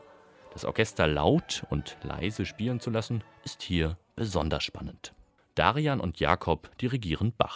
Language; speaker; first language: German; native; German